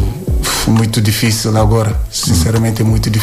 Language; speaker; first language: Portuguese; non-native, learner; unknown